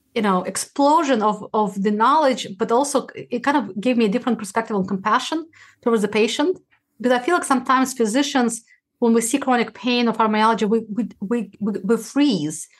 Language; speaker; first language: English; non-native, fluent; Uzbek